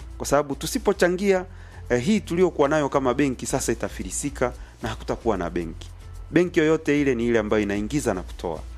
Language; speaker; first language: Swahili; native; Swahili